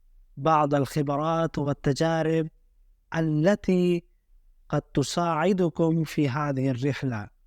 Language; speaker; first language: Arabic; non-native, fluent; Urdu